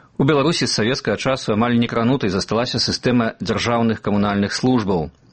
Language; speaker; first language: Belarusian; native; Belarusian